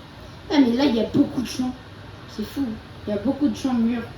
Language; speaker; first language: French; native; French